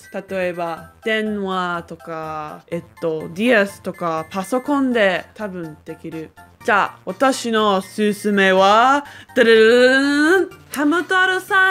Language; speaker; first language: Japanese; non-native, learner; English